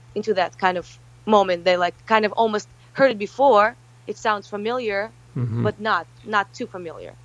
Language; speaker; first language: English; early bilingual, other home language; Russian